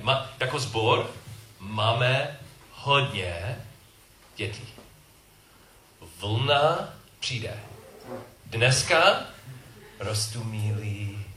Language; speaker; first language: Czech; non-native, learner; English